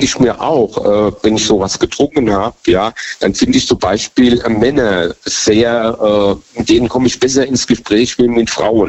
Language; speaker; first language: German; native; German